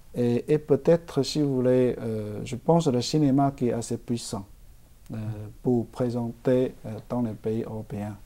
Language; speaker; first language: French; non-native, fluent; Chinese